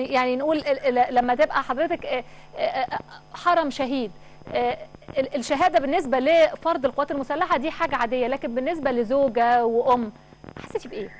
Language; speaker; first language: Arabic; native; Arabic